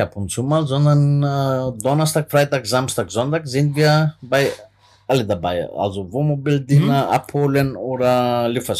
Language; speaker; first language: German; non-native, fluent; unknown